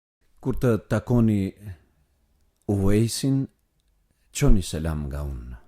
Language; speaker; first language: Albanian; native; Albanian